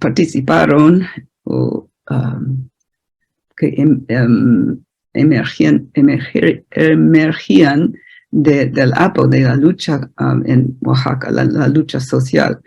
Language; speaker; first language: Spanish; non-native, fluent; English